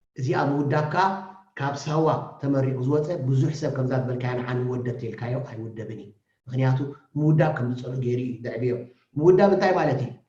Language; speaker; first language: Tigrinya; native; Tigrinya